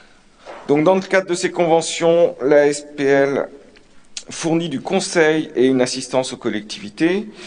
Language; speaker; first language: French; native; French